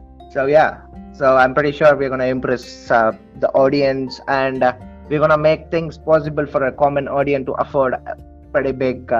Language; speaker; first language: English; non-native, local second language; Telugu